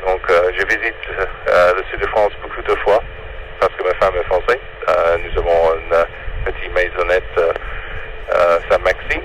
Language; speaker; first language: French; non-native, learner; English